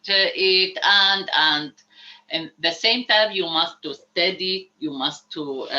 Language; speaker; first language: English; non-native, learner; Arabic